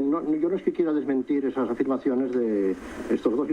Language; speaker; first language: Spanish; native; Spanish